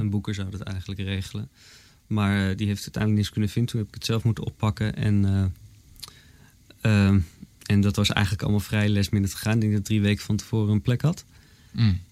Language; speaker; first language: Dutch; native; Dutch